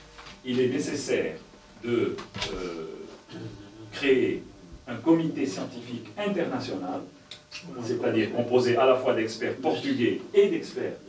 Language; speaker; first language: French; native; French